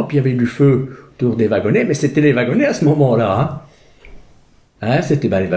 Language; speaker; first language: French; native; French